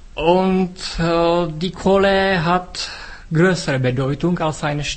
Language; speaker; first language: German; non-native, fluent; Czech